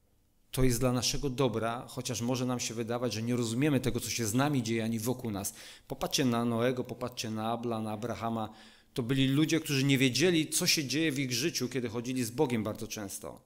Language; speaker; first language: Polish; native; Polish